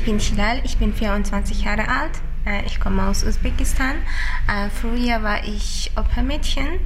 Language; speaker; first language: German; non-native, learner; Uzbek